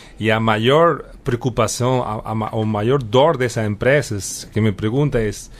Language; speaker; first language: Portuguese; non-native, fluent; Spanish